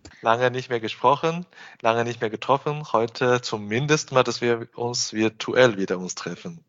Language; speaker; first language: German; non-native, fluent; Chinese